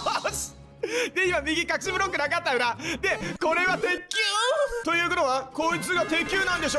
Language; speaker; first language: Japanese; native; Japanese